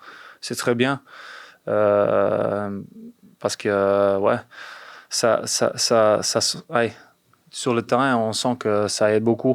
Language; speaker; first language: French; non-native, fluent; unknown